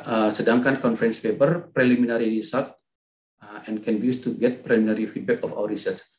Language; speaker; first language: English; non-native, fluent; Indonesian